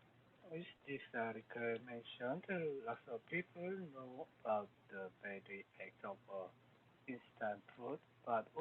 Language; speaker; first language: English; non-native, learner; Korean